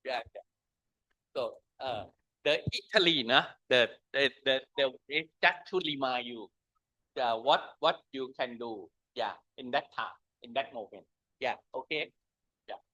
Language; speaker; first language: English; non-native, learner; Thai